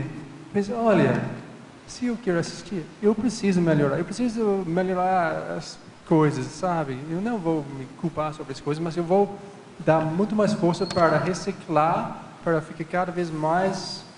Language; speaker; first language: Portuguese; non-native, fluent; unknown